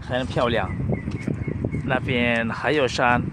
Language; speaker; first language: Chinese; non-native, fluent; Bangla